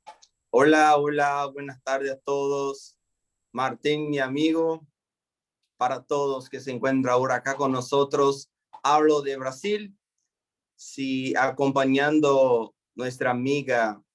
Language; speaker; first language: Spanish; non-native, fluent; Portuguese